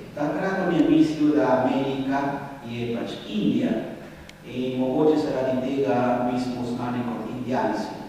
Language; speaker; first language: Slovenian; non-native, fluent; Spanish